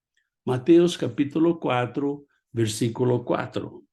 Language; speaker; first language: Spanish; non-native, fluent; Portuguese